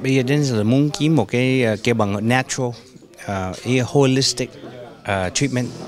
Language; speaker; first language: Vietnamese; early bilingual, heritage; Vietnamese